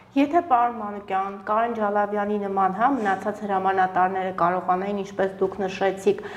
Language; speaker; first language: Armenian; native; Armenian